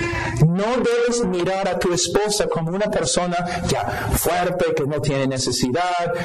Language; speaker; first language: Spanish; non-native, fluent; English